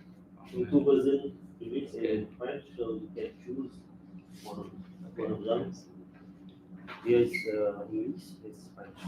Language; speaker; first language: English; non-native, fluent; French